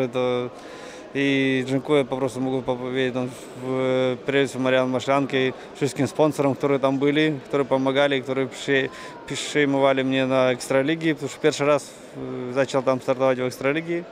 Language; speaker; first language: Polish; non-native, learner; Russian